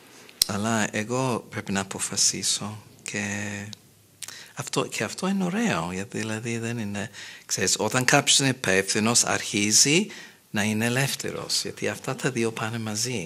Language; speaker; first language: Greek; non-native, fluent; English